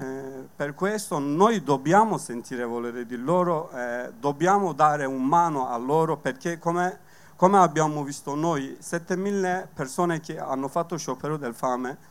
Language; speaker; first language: Italian; non-native, learner; Kurdish